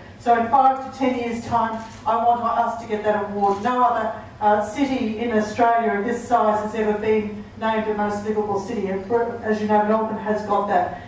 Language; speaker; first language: English; native; English